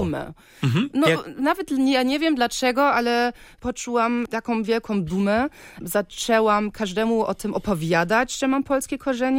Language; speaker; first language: Polish; early bilingual, heritage; Polish